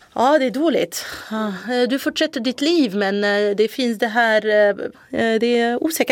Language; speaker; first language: Swedish; non-native, learner; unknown